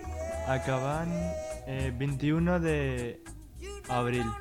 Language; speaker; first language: Spanish; non-native, learner; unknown